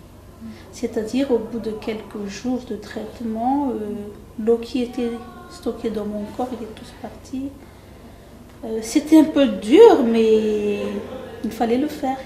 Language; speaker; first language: French; non-native, local second language; Malagasy